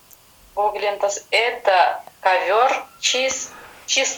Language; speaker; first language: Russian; non-native, learner; Kyrgyz